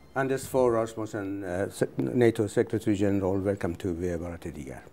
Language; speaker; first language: English; non-native, fluent; Persian